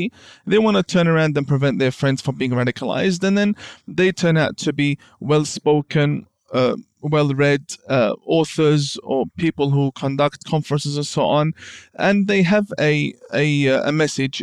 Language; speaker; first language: English; native; English